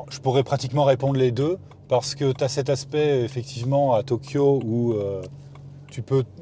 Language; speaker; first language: French; native; French